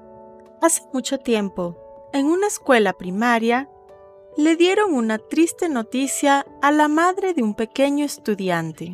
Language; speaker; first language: Spanish; native; Spanish